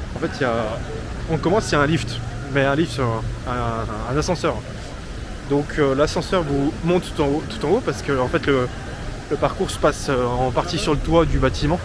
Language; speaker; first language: French; native; French